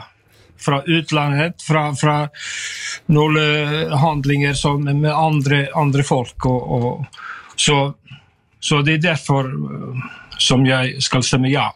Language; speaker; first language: Norwegian; non-native, fluent; Icelandic